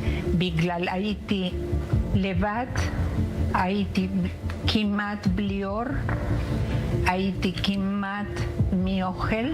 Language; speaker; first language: Hebrew; non-native, learner; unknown